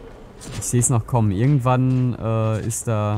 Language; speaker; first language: German; native; German